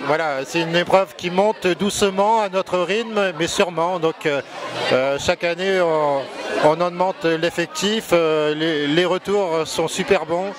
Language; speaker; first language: French; native; French